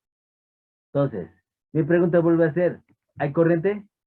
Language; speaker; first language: Spanish; native; Spanish